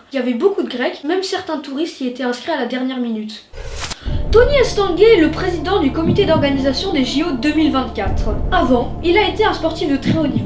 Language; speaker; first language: French; native; French